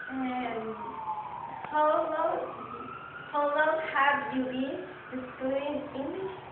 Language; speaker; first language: English; non-native, learner; Spanish